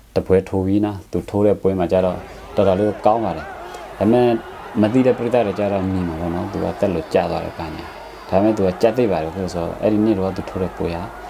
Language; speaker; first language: Burmese; non-native, local second language; S'gaw Karen